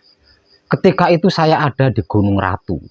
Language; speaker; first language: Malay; non-native, local second language; Javanese